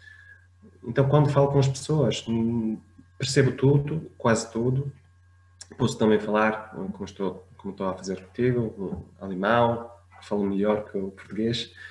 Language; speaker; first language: Portuguese; non-native, fluent; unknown